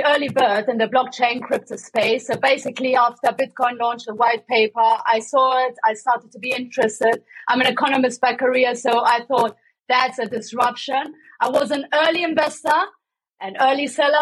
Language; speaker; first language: English; non-native, fluent; German